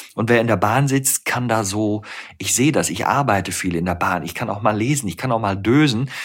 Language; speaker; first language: German; native; German